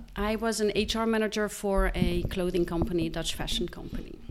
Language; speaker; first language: English; non-native, fluent; Dutch